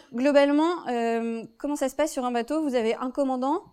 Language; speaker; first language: French; native; French